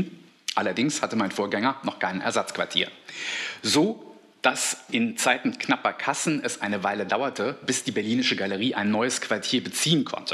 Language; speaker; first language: German; native; German